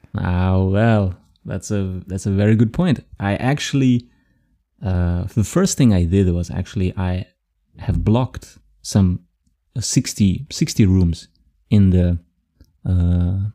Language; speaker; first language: English; non-native, fluent; Dutch